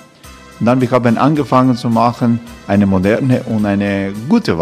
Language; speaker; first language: German; non-native, learner; Croatian